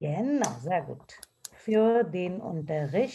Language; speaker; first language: German; non-native, fluent; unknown